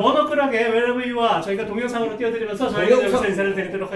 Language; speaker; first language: Korean; native; Korean